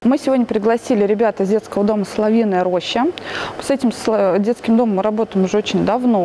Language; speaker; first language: Russian; native; Russian